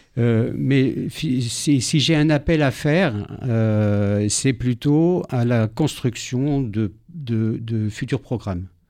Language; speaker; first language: French; native; French